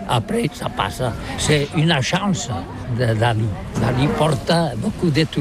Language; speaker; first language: French; non-native, learner; Catalan